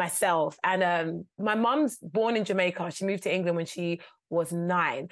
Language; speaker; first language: English; native; English